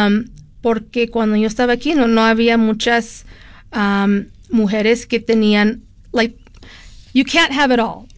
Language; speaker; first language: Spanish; early bilingual, heritage; Spanish